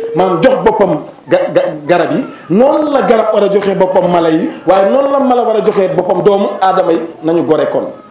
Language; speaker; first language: Wolof; native; Wolof